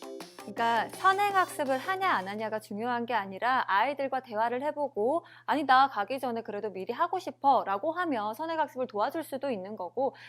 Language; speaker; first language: Korean; native; Korean